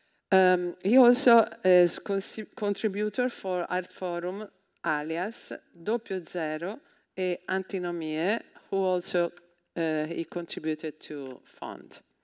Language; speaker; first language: English; non-native, fluent; Italian